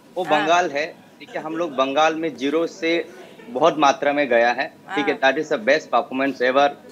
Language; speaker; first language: Hindi; non-native, local second language; Kok Borok